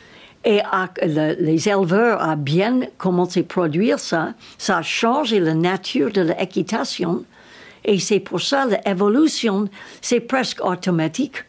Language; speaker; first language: French; non-native, learner; English